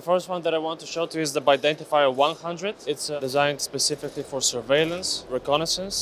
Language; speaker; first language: English; non-native, fluent; Bulgarian